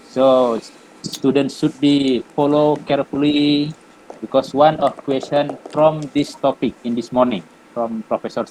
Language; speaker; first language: English; non-native, learner; Indonesian